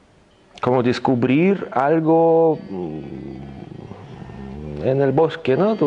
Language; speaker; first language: Spanish; non-native, learner; Russian